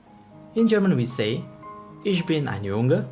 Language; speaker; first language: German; non-native, fluent; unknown